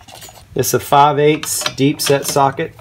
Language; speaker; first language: English; native; English